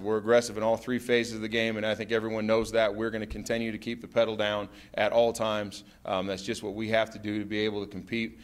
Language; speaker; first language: English; native; English